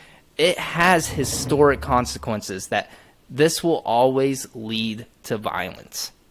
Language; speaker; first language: English; native; English